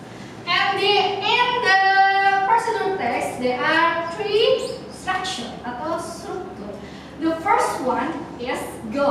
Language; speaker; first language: English; non-native, local second language; Indonesian